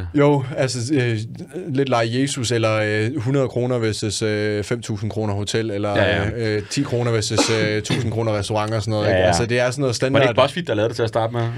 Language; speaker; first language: Danish; native; Danish